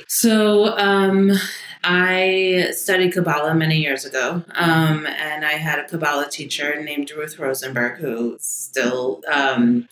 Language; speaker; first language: English; native; English